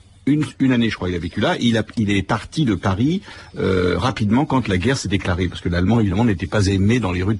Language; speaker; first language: French; native; French